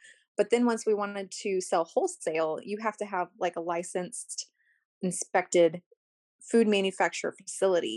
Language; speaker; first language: English; native; English